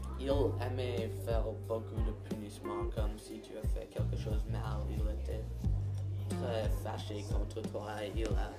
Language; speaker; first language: French; non-native, learner; English